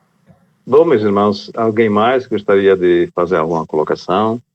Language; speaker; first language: Portuguese; native; Portuguese